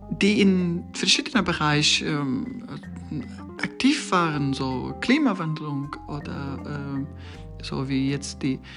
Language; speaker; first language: German; non-native, learner; Persian